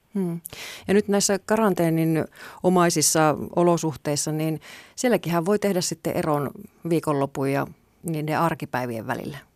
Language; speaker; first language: Finnish; native; Finnish